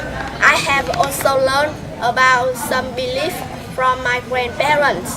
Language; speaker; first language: English; non-native, learner; Vietnamese